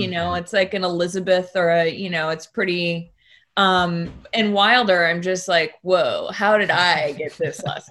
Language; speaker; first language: English; native; English